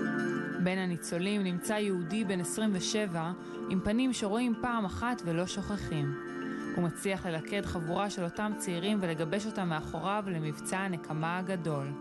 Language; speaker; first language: Hebrew; native; Hebrew